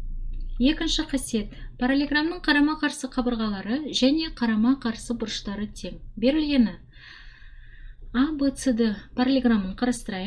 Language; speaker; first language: Kazakh; native; Kazakh